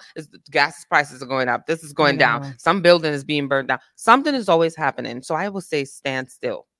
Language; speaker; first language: English; non-native, fluent; Italian